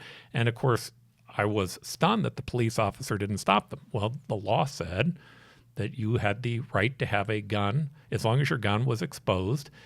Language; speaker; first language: English; native; English